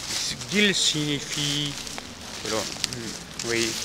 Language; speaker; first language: French; non-native, fluent; Korean